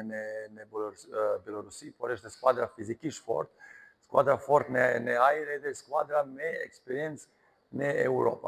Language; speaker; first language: Albanian; non-native, learner; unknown